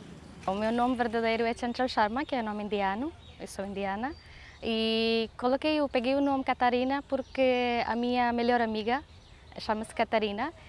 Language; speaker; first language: Portuguese; non-native, fluent; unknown